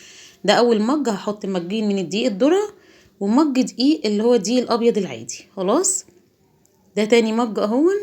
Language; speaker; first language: Arabic; native; Arabic